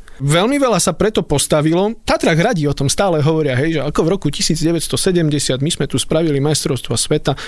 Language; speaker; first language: Slovak; native; Slovak